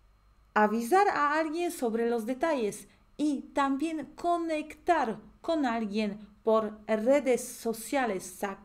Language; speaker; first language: Spanish; non-native, fluent; Polish